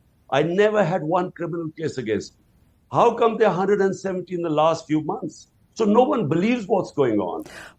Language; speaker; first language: English; non-native, local second language; Urdu